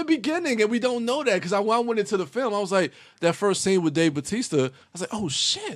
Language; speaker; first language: English; native; English